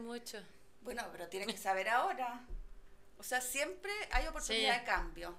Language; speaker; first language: Spanish; native; Spanish